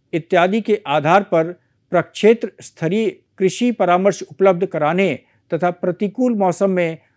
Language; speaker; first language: Hindi; native; Hindi